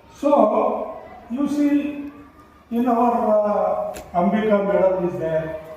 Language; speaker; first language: English; non-native, local second language; Kannada